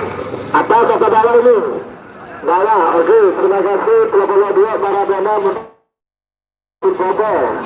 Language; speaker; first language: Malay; non-native, local second language; Madurese